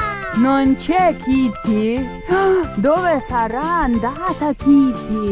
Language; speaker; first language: Italian; non-native, learner; Russian